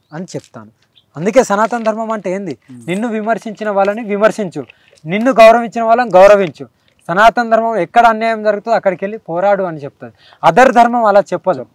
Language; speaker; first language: Telugu; native; Telugu